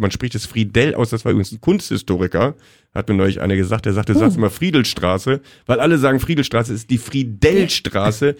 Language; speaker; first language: German; native; German